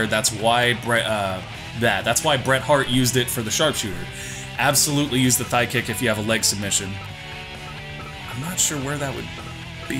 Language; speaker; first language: English; native; English